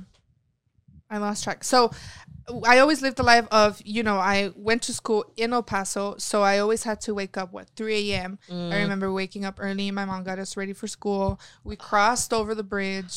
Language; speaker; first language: English; early bilingual, other home language; Spanish